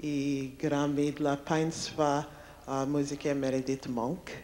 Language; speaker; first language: Polish; non-native, learner; English